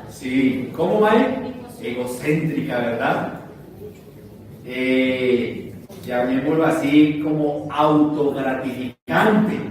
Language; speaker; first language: Spanish; native; Spanish